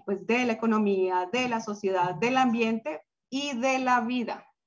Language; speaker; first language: Spanish; native; Spanish